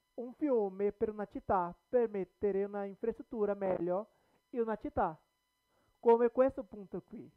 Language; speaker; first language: Italian; non-native, learner; Portuguese